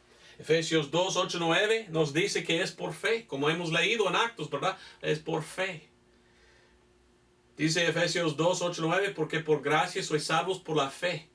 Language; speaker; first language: Spanish; non-native, fluent; English